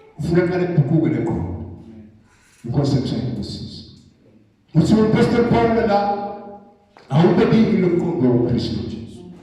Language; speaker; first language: Zulu; non-native, local second language; Swati